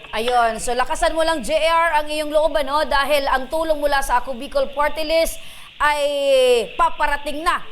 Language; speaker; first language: Filipino; non-native, local second language; Bikol